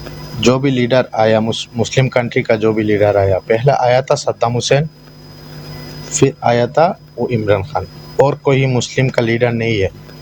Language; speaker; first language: Hindi; non-native, fluent; Bangla